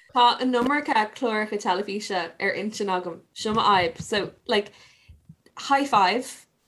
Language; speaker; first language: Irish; non-native, local second language; English